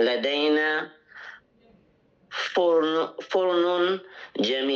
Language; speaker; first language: Arabic; non-native, learner; English